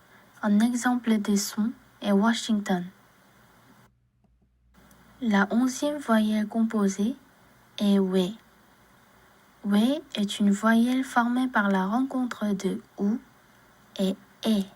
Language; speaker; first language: French; non-native, learner; Korean